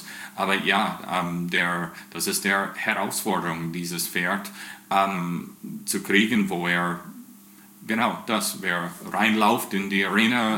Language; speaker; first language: German; non-native, fluent; English